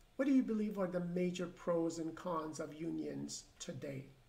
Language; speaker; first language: English; non-native, fluent; Persian